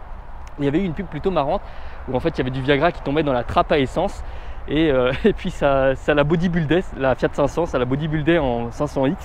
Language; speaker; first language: French; native; French